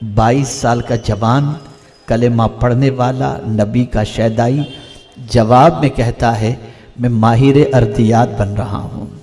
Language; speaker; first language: Urdu; native; Urdu